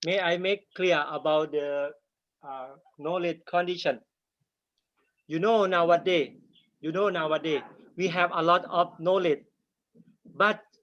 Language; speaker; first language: English; non-native, learner; Thai